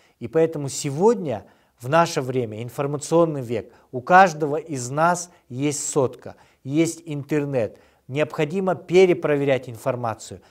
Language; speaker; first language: Russian; non-native, local second language; Kyrgyz